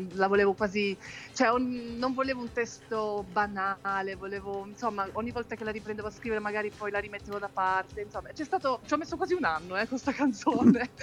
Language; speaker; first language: Italian; native; Italian